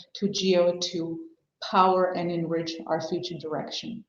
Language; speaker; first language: English; non-native, fluent; Armenian